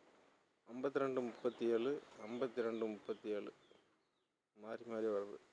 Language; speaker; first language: Tamil; native; Tamil